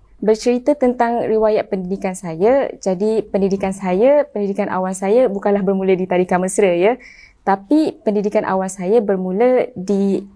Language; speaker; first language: Malay; early bilingual, other home language; Achinese